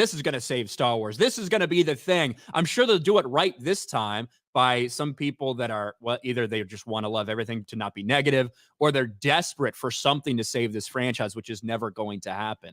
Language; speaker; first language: English; native; English